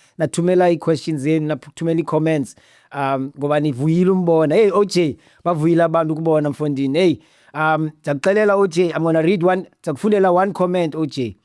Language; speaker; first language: Zulu; non-native, local second language; Xhosa